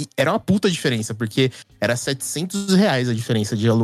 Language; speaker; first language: Portuguese; native; Portuguese